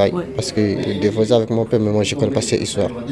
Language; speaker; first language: French; non-native, learner; Bambara